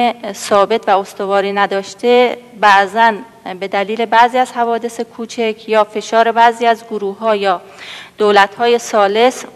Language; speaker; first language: Persian; native; Persian